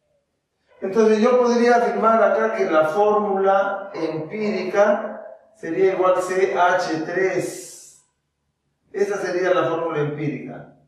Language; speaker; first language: Spanish; native; Spanish